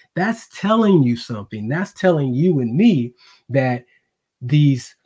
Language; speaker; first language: English; native; English